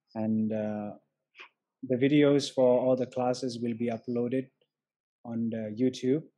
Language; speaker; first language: English; non-native, fluent; Thai